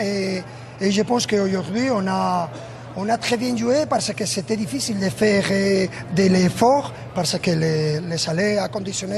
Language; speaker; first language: French; non-native, learner; Spanish